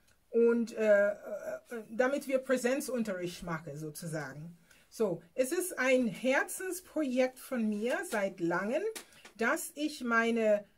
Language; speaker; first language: German; non-native, fluent; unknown